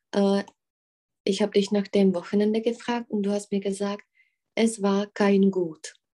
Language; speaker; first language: German; non-native, fluent; Czech